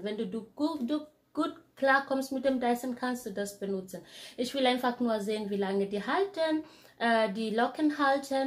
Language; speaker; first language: German; non-native, fluent; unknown